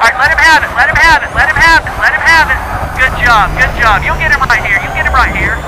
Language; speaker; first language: English; native; English